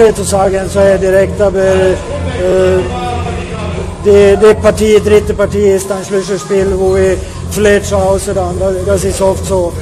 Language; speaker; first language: German; non-native, fluent; Swedish